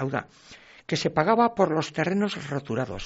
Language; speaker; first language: Spanish; non-native, local second language; Basque